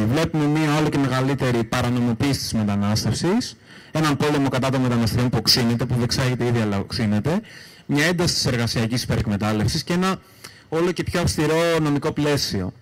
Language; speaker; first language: Greek; native; Greek